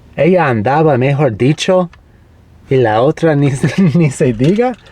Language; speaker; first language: Spanish; non-native, fluent; English